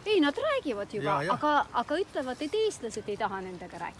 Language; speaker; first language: Estonian; non-native, local second language; Russian